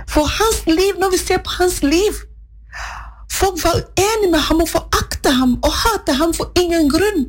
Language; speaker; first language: Norwegian; non-native, fluent; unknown